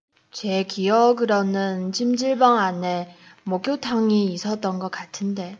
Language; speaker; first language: Korean; non-native, fluent; Chinese